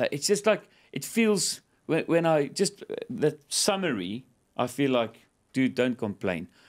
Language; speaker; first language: English; non-native, local second language; Afrikaans